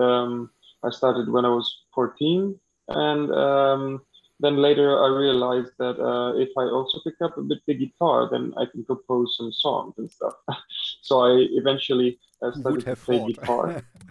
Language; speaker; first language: English; non-native, fluent; Greek